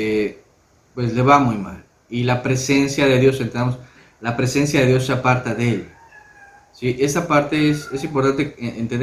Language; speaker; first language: Spanish; native; Spanish